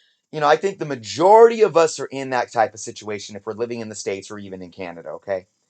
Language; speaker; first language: English; native; English